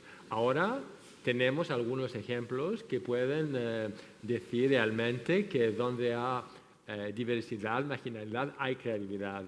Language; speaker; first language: Spanish; non-native, fluent; French